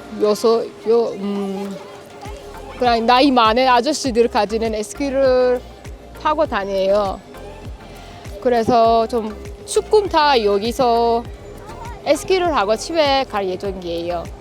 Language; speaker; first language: Korean; non-native, learner; Persian